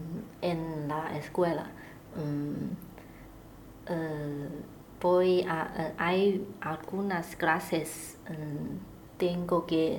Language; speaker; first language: Spanish; non-native, learner; Chinese